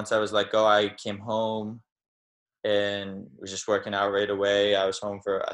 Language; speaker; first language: English; native; English